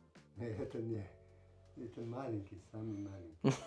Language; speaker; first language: Russian; non-native, local second language; Tajik